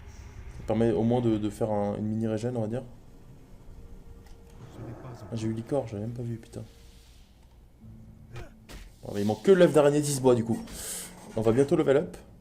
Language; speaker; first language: French; native; French